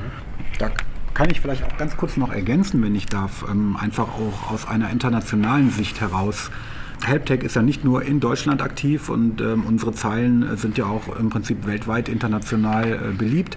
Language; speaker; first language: German; native; German